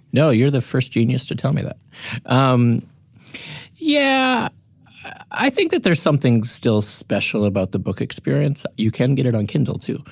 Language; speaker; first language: English; native; English